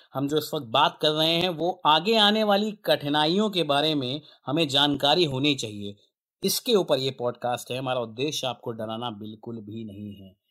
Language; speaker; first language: Hindi; native; Hindi